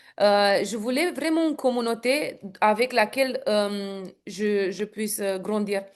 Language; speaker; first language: French; non-native, fluent; Romanian